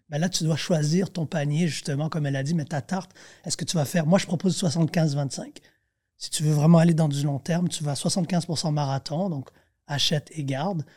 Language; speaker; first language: French; native; French